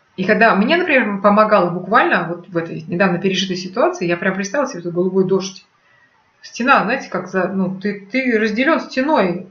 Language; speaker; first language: Russian; native; Russian